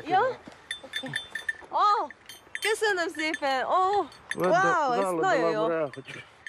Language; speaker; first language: Hungarian; non-native, fluent; Korean